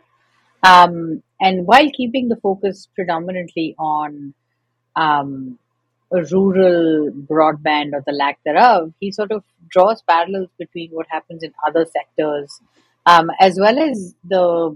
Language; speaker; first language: English; native; English